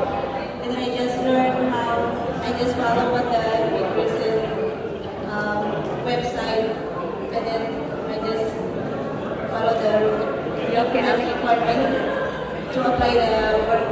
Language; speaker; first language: English; non-native, learner; Indonesian